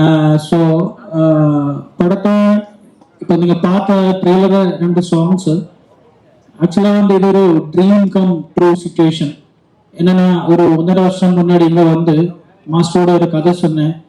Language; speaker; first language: Tamil; non-native, learner; Malayalam